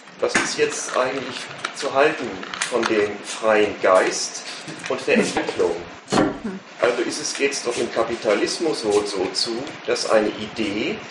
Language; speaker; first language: German; native; German